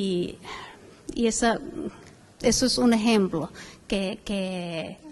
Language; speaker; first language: Spanish; non-native, fluent; Finnish